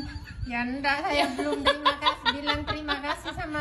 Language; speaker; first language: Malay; non-native, learner; Indonesian